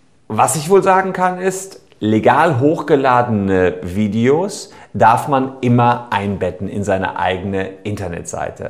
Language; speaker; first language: German; native; German